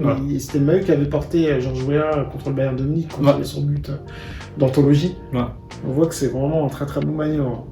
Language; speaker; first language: French; native; French